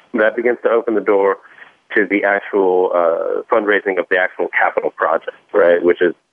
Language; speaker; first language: English; native; English